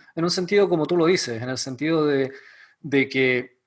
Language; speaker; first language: Spanish; native; Spanish